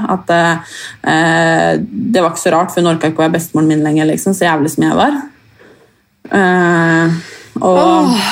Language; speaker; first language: Norwegian; native; Norwegian